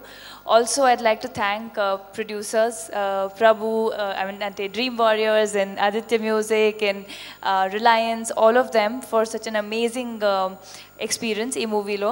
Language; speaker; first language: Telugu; non-native, fluent; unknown